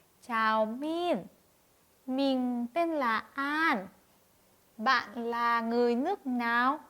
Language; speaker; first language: Vietnamese; non-native, fluent; Korean